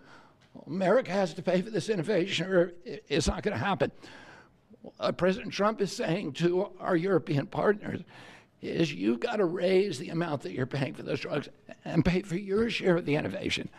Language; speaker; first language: English; native; English